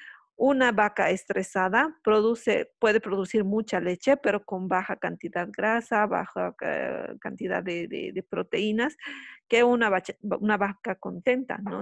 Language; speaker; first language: Spanish; native; Spanish